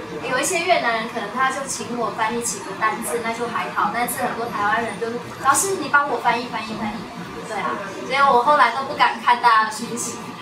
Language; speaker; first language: Chinese; non-native, fluent; Vietnamese